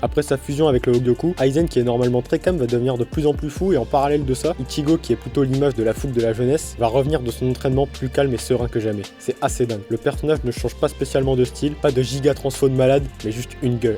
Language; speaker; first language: French; native; French